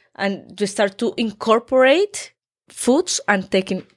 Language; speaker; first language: English; non-native, learner; Spanish